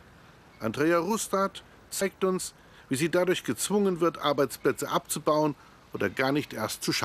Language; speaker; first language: German; native; German